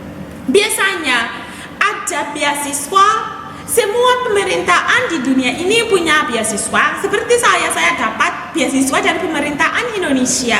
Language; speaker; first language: Indonesian; non-native, fluent; English